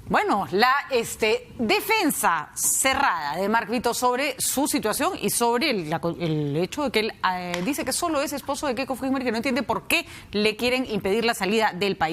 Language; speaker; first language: Spanish; native; Spanish